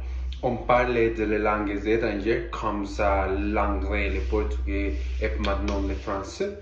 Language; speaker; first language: French; non-native, learner; Portuguese